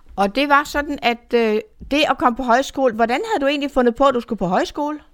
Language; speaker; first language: Danish; native; Danish